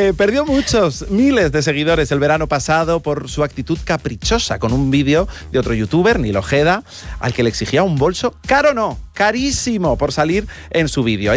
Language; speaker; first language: Spanish; native; Spanish